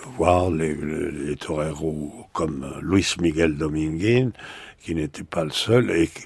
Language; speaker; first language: French; native; French